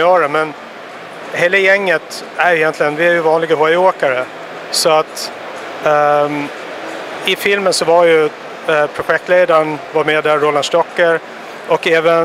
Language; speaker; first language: Swedish; native; Swedish